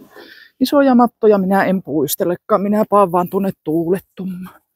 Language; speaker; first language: Finnish; native; Finnish